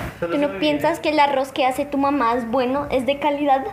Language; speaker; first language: Spanish; early bilingual, heritage; Spanish